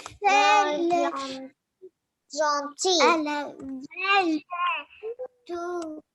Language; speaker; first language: French; non-native, learner; Arabic